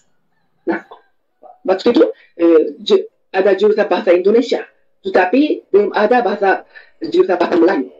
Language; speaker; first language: Indonesian; non-native, fluent; Japanese